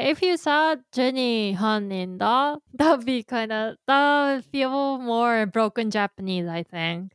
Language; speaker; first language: English; non-native, fluent; Japanese